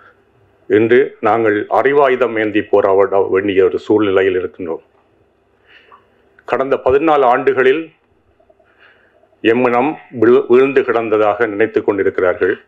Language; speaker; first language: Tamil; native; Tamil